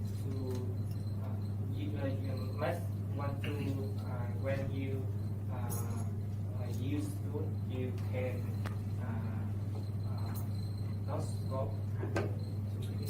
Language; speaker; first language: English; non-native, learner; Vietnamese